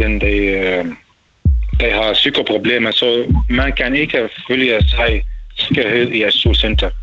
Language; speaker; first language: Danish; non-native, learner; Arabic